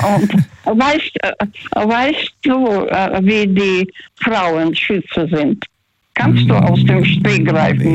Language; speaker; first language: German; non-native, fluent; Russian